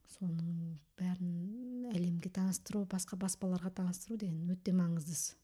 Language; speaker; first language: Kazakh; early bilingual, heritage; Kazakh